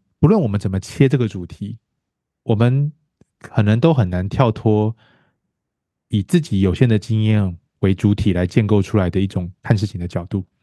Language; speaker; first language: Chinese; native; Chinese